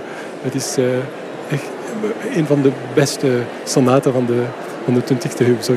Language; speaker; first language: Dutch; non-native, fluent; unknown